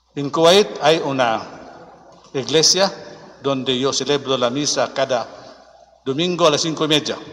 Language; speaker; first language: Spanish; non-native, fluent; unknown